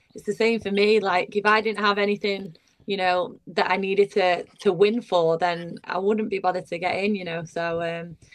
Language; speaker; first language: English; early bilingual, other home language; Bulgarian